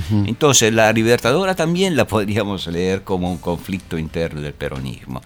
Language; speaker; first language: Spanish; non-native, fluent; Italian